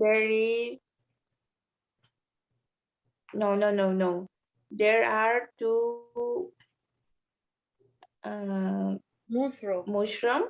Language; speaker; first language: English; non-native, learner; Spanish